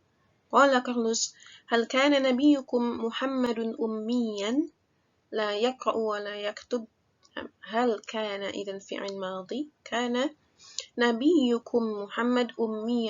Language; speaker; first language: Arabic; non-native, fluent; Indonesian